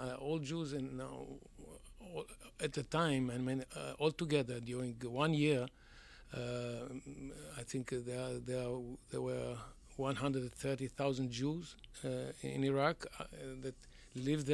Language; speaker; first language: English; non-native, fluent; Arabic